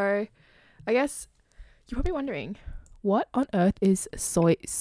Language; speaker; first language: English; native; English